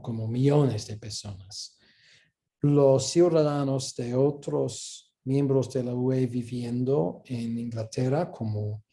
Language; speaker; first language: Spanish; non-native, fluent; English